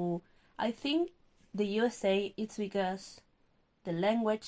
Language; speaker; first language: English; non-native, learner; Spanish